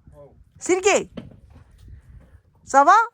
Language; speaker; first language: French; non-native, learner; Armenian